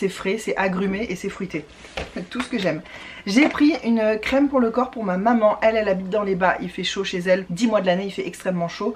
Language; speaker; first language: French; native; French